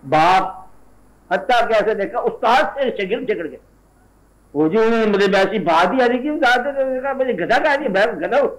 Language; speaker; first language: Urdu; non-native, local second language; Punjabi